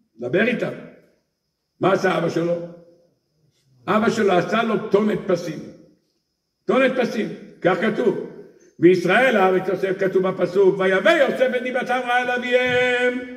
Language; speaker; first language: Hebrew; native; Hebrew